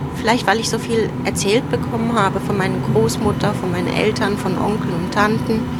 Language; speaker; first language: German; early bilingual, other home language; Turoyo